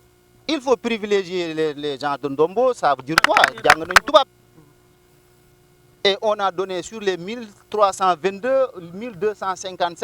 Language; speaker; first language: French; non-native, local second language; Wolof